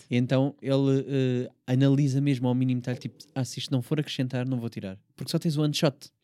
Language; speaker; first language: Portuguese; native; Portuguese